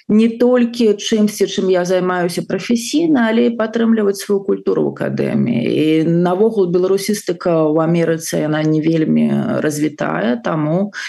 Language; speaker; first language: Belarusian; non-native, local second language; Russian